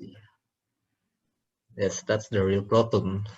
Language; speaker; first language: English; non-native, learner; Indonesian